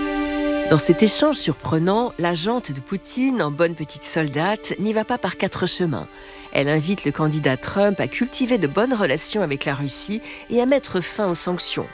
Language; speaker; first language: French; native; French